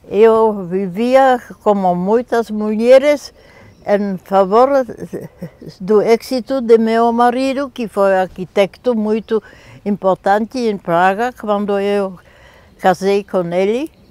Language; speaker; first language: Portuguese; non-native, fluent; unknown